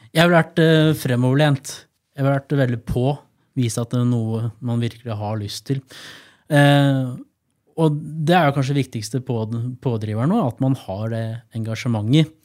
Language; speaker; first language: Norwegian; native; Norwegian